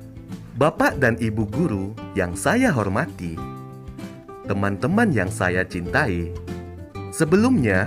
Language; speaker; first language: Indonesian; native; Indonesian